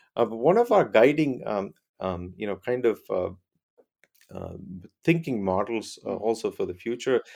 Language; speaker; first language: English; non-native, local second language; Tamil